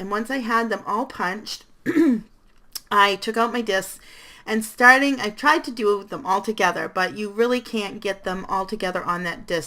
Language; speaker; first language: English; native; English